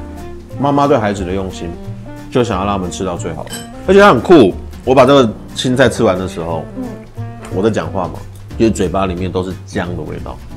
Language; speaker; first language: Chinese; native; Chinese